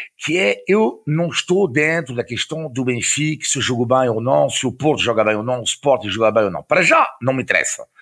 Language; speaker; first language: Portuguese; non-native, fluent; French